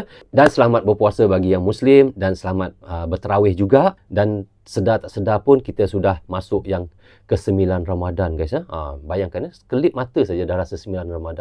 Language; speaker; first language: Malay; native; Malay